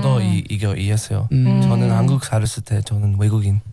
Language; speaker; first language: Korean; non-native, learner; English